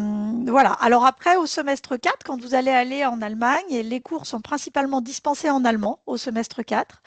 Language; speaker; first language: French; native; French